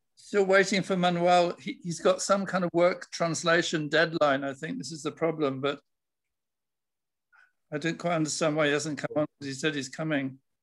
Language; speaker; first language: English; native; English